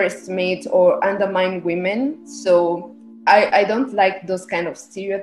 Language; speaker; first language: English; non-native, local second language; Kinyarwanda